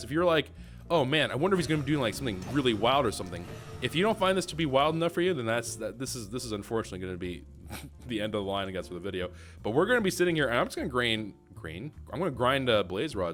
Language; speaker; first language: English; native; English